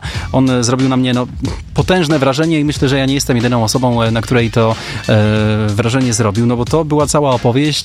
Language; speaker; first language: Polish; native; Polish